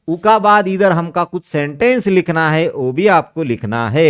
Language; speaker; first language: Hindi; non-native, local second language; Marathi